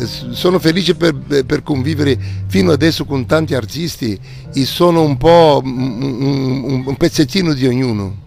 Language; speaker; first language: Italian; non-native, fluent; Portuguese